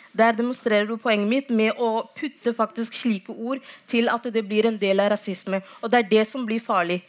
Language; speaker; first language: Norwegian; non-native, fluent; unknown